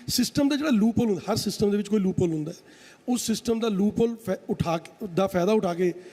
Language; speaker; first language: Punjabi; non-native, local second language; Hindi